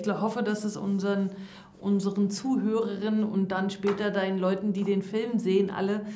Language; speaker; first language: German; native; German